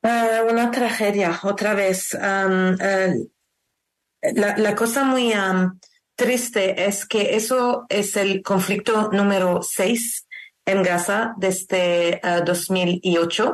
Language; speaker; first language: Spanish; non-native, learner; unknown